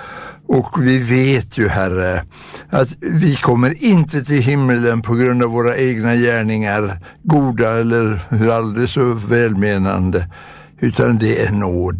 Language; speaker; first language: Swedish; native; Swedish